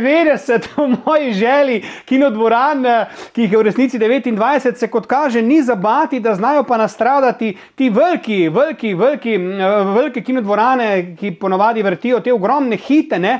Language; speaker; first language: Slovenian; native; Slovenian